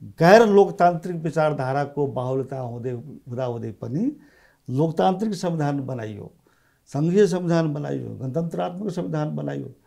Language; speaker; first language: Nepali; non-native, local second language; Maithili